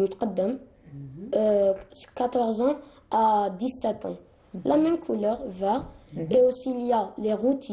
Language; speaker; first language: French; non-native, learner; Arabic